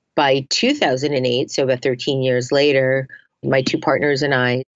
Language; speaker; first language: English; native; English